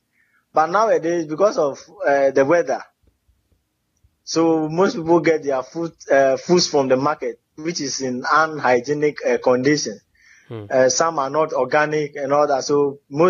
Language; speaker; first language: English; non-native, local second language; Ewe